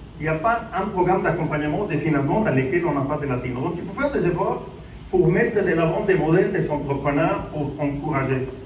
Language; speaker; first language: French; non-native, fluent; Spanish